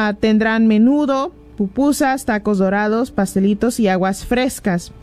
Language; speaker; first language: Spanish; early bilingual, heritage; Spanish